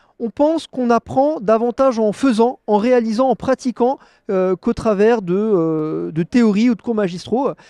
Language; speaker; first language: French; native; French